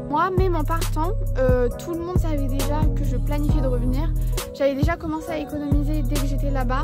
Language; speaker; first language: French; native; French